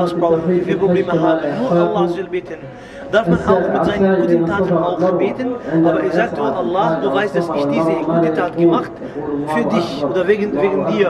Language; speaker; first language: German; non-native, learner; Arabic